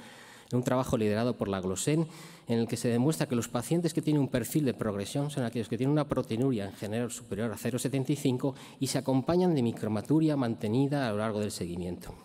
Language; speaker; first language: Spanish; native; Spanish